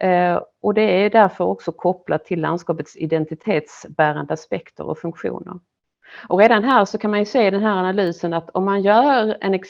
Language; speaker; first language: Swedish; native; Swedish